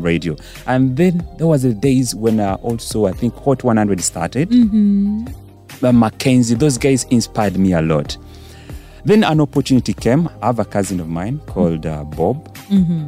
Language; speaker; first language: English; non-native, local second language; Ganda